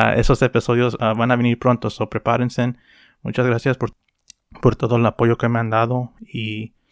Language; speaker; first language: Spanish; early bilingual, heritage; Spanish